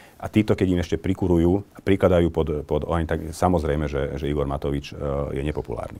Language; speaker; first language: Slovak; non-native, local second language; Hungarian